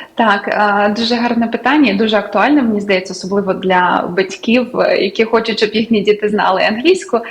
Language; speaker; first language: Ukrainian; native; Ukrainian